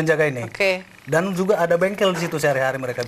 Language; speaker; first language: Indonesian; native; Indonesian